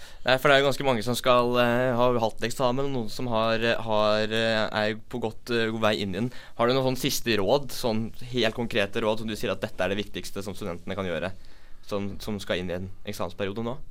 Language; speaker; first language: Norwegian; native; Norwegian